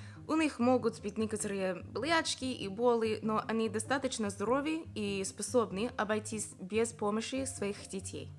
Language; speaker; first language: Russian; non-native, fluent; English